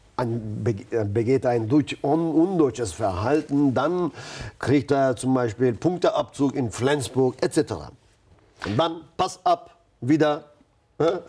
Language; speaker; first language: German; non-native, fluent; Turkish